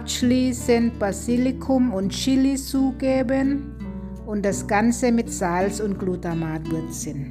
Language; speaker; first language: German; non-native, fluent; Thai